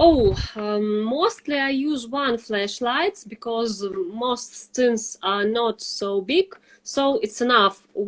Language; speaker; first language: English; non-native, fluent; Russian